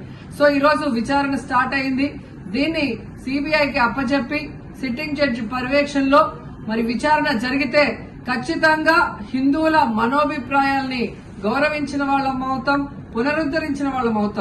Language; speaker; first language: Telugu; native; Telugu